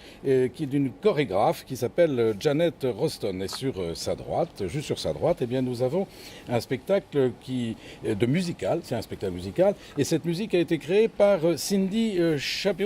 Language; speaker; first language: French; native; French